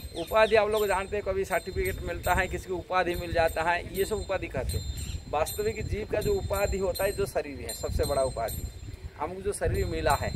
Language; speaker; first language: Hindi; non-native, local second language; Odia